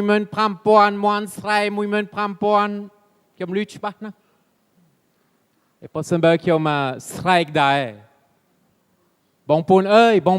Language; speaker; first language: Khmer; non-native, fluent; French